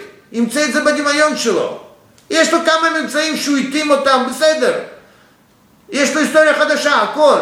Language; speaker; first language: Hebrew; non-native, fluent; Russian